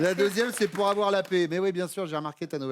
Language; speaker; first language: French; native; French